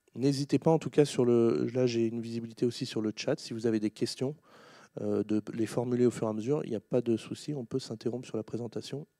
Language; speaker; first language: French; native; French